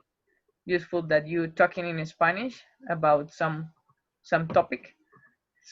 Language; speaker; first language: English; non-native, fluent; Spanish